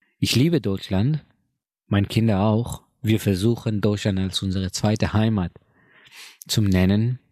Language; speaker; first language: German; non-native, learner; Persian